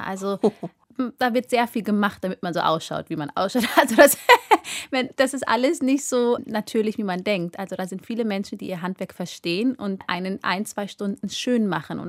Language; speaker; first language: German; early bilingual, other home language; Amharic